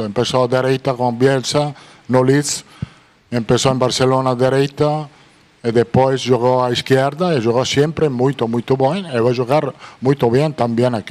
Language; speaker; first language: Portuguese; non-native, fluent; Italian